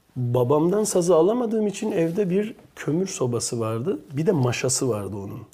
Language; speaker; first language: Turkish; early bilingual, heritage; Turkish